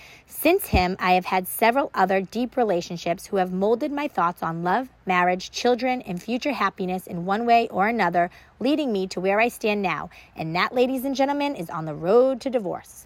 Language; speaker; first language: English; native; English